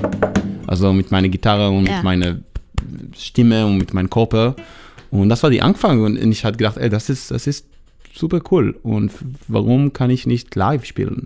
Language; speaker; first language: German; non-native, learner; Hebrew